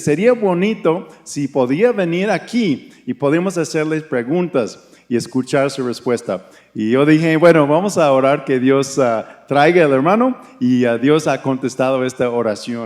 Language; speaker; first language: Spanish; non-native, fluent; English